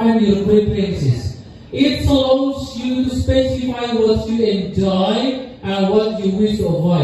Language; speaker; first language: English; non-native, learner; Indonesian